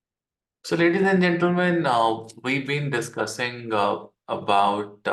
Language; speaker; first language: English; non-native, local second language; Hindi